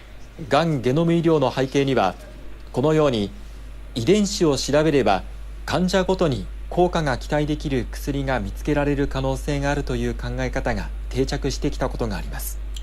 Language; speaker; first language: Japanese; native; Japanese